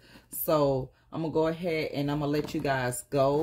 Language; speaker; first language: English; native; English